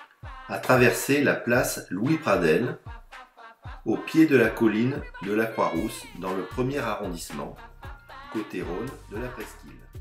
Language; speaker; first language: French; native; French